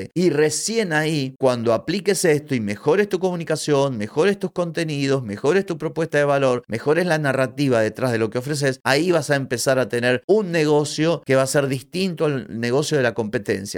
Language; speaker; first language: Spanish; native; Spanish